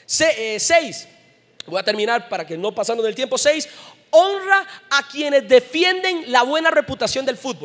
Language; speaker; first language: Spanish; native; Spanish